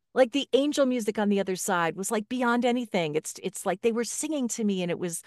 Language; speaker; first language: English; native; English